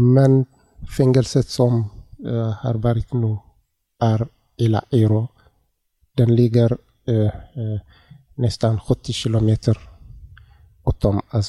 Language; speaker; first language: Swedish; non-native, learner; Tigrinya